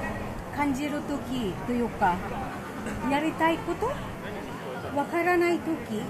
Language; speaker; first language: Japanese; non-native, fluent; Filipino